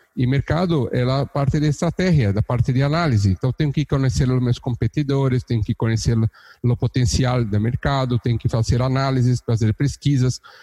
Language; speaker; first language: Portuguese; native; Portuguese